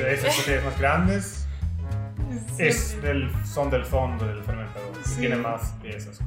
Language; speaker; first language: Spanish; non-native, learner; Swedish